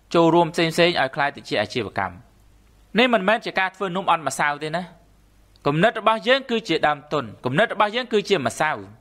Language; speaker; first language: Khmer; native; Khmer